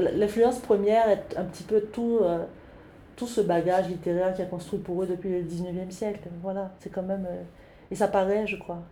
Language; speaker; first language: French; native; French